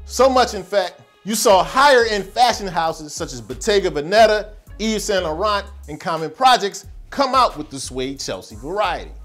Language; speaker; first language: English; native; English